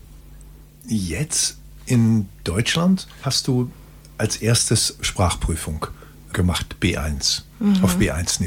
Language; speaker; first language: German; native; German